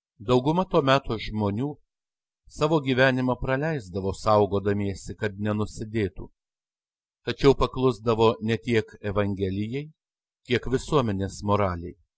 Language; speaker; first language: Lithuanian; native; Lithuanian